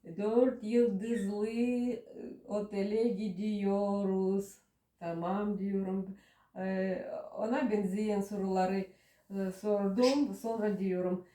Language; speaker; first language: Turkish; non-native, learner; Russian